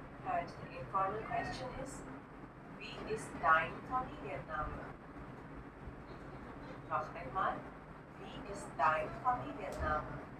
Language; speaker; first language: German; non-native, fluent; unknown